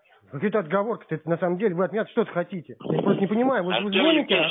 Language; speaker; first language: Russian; native; Russian